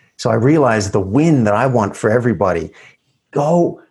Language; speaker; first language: English; native; English